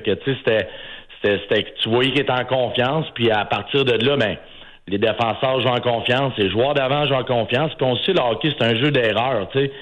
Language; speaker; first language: French; native; French